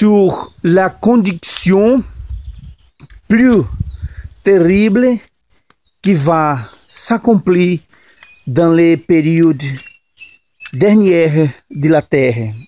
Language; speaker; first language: French; non-native, learner; Portuguese